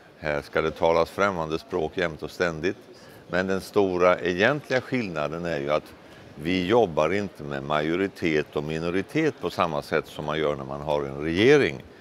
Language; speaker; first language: Swedish; native; Swedish